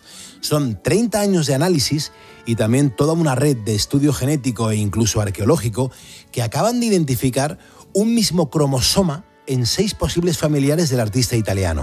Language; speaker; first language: Spanish; native; Spanish